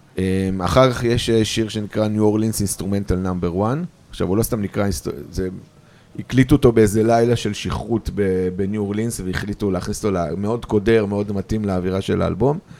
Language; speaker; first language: Hebrew; native; Hebrew